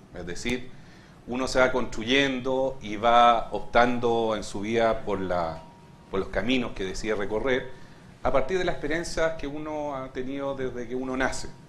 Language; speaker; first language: Spanish; non-native, fluent; Hungarian